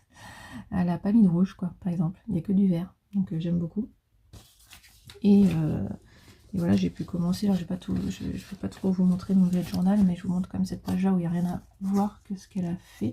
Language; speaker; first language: French; native; French